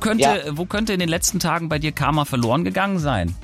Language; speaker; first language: German; native; German